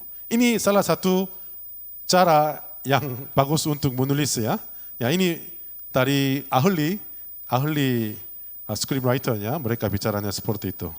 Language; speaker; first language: Indonesian; non-native, learner; Korean